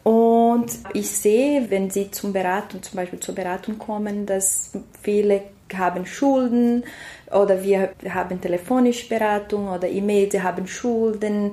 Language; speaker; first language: German; non-native, learner; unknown